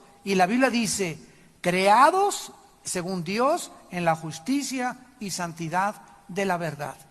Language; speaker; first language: Spanish; native; Spanish